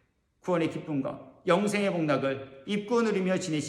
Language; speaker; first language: Korean; native; Korean